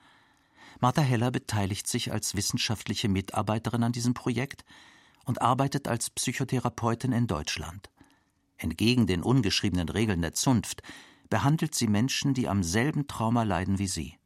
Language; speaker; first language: German; native; German